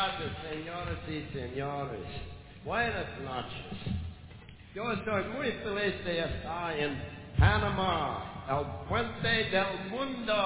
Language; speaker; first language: Spanish; non-native, learner; English